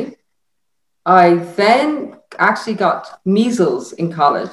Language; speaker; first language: English; native; English